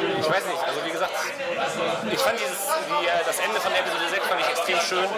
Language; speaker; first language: German; native; German